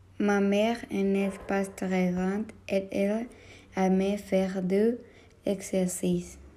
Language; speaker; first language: French; non-native, learner; Spanish